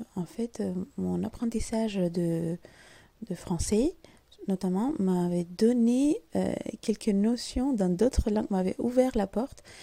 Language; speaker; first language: French; non-native, fluent; Greek